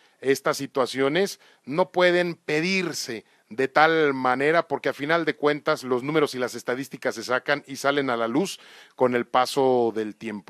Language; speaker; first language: Spanish; native; Spanish